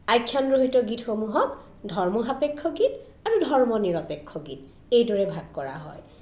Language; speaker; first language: Assamese; native; Assamese